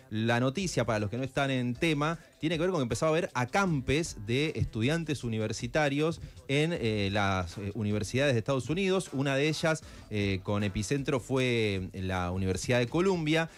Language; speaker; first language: Spanish; native; Spanish